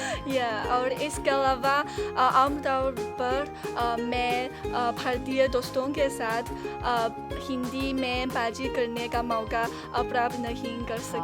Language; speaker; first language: Hindi; non-native, learner; Chinese